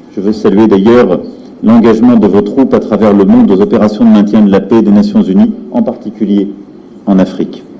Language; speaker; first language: French; native; French